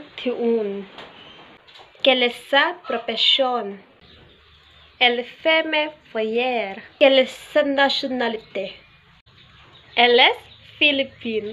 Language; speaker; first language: French; non-native, learner; Filipino